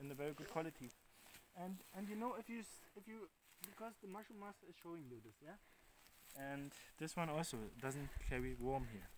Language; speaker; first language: English; non-native, learner; German